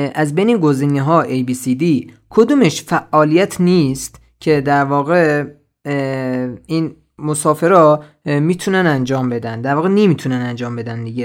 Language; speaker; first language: Persian; native; Persian